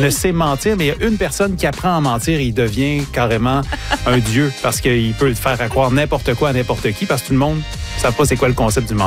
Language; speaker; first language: French; native; French